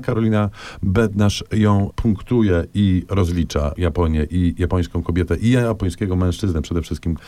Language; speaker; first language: Polish; native; Polish